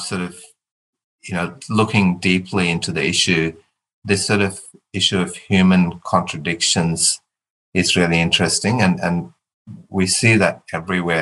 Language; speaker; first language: English; non-native, local second language; Tamil